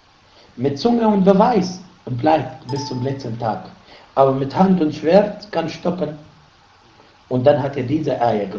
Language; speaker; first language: German; non-native, fluent; Arabic